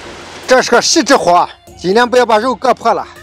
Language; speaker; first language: Chinese; native; Chinese